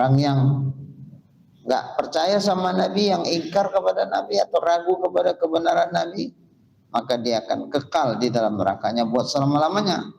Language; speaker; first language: Indonesian; native; Indonesian